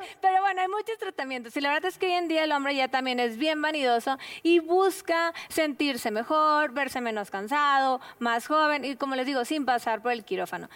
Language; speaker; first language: Spanish; native; Spanish